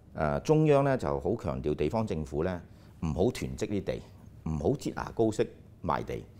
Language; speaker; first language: Cantonese; native; Cantonese